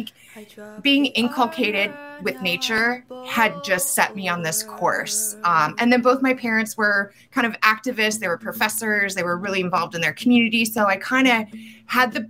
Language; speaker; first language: English; native; English